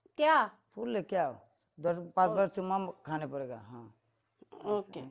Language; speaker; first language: Hindi; non-native, learner; Bangla